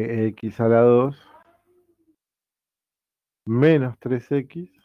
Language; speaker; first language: Spanish; native; Spanish